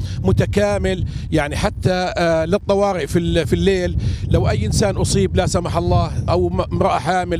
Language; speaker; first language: Arabic; native; Arabic